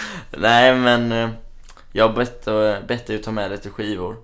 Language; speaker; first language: Swedish; native; Swedish